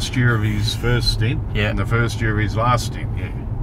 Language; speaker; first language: English; native; English